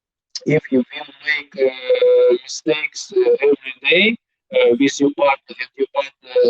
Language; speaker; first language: English; non-native, learner; Belarusian